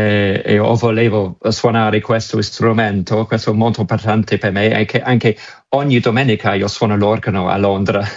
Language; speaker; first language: Italian; non-native, learner; English